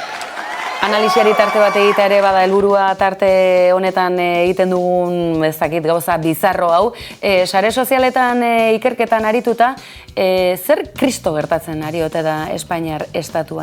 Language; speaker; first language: Basque; native; Basque